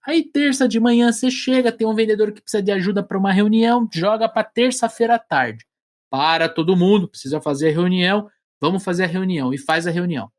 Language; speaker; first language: Portuguese; native; Portuguese